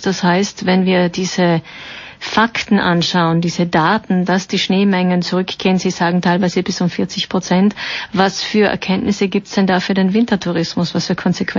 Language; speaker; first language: German; native; German